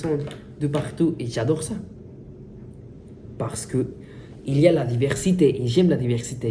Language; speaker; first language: French; non-native, fluent; Spanish